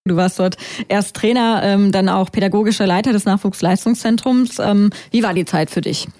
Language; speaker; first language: German; native; German